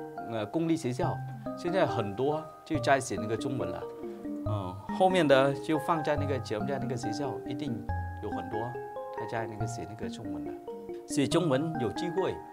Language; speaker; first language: Chinese; early bilingual, heritage; Chinese